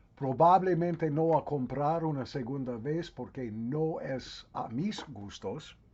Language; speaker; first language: Spanish; non-native, learner; English